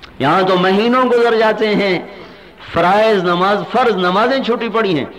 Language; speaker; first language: Urdu; non-native, local second language; Punjabi